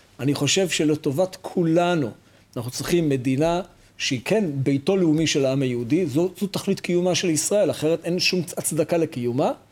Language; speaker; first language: Hebrew; native; Hebrew